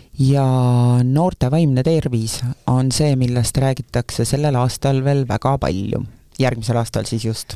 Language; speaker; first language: Estonian; native; Estonian